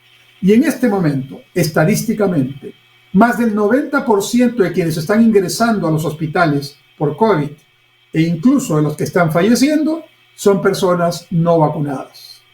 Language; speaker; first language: Spanish; native; Spanish